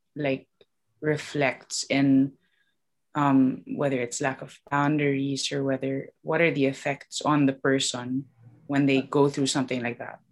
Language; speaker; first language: English; non-native, local second language; Filipino